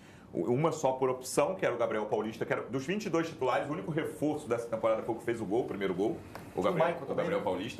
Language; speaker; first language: Portuguese; native; Portuguese